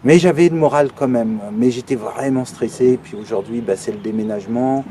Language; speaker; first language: French; native; French